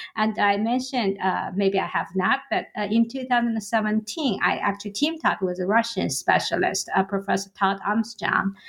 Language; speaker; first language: English; non-native, fluent; Chinese